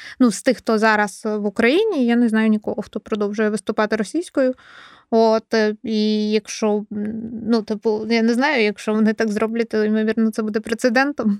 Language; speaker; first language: Ukrainian; non-native, local second language; Russian